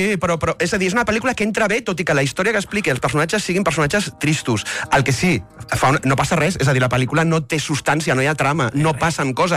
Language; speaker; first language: Catalan; native; Catalan